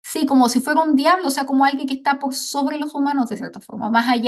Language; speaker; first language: Spanish; native; Spanish